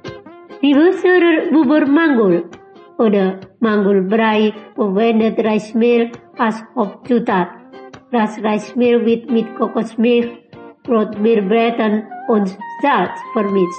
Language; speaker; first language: German; non-native, learner; Indonesian